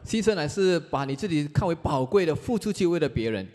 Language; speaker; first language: Chinese; native; Chinese